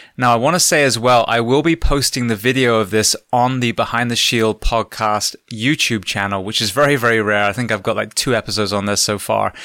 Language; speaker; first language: English; native; English